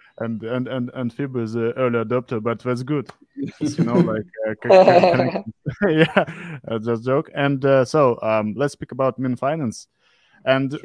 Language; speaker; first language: English; non-native, fluent; Russian